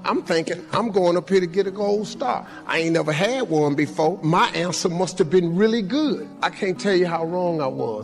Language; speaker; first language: English; native; English